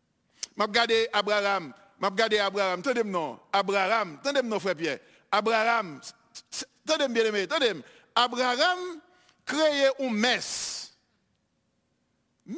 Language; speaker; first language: French; non-native, local second language; Haitian Creole